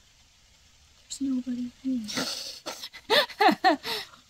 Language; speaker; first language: English; native; English